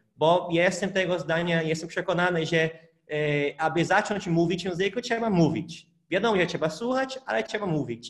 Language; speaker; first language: Polish; non-native, fluent; Portuguese